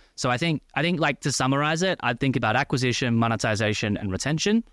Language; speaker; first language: English; native; English